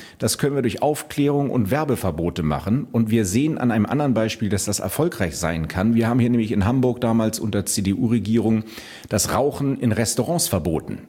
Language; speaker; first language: German; native; German